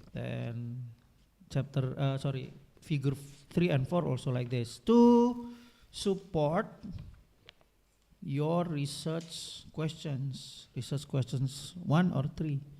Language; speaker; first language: English; non-native, fluent; Indonesian